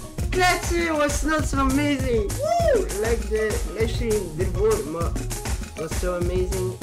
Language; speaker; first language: English; non-native, learner; Dutch